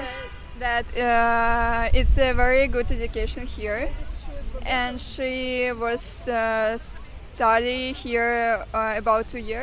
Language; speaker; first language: English; non-native, fluent; Armenian